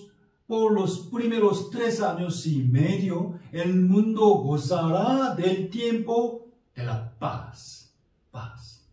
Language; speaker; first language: Spanish; non-native, fluent; Korean